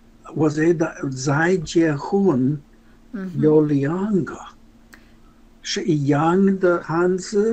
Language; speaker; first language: Chinese; non-native, learner; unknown